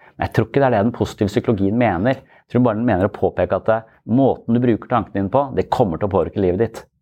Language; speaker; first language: Norwegian; native; Norwegian